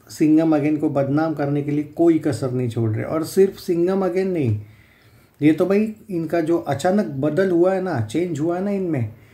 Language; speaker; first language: Hindi; non-native, local second language; Marathi